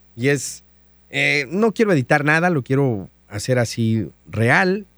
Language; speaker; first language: Spanish; native; Spanish